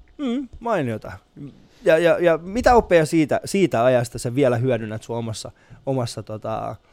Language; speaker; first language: Finnish; early bilingual, other home language; Persian